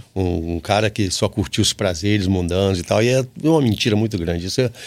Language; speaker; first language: Portuguese; native; Portuguese